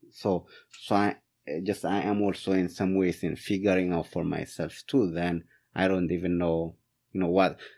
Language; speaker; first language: English; non-native, fluent; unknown